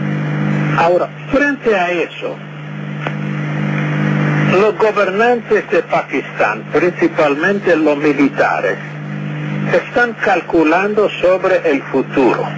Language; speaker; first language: Spanish; non-native, fluent; English